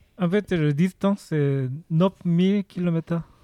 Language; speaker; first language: French; non-native, learner; Korean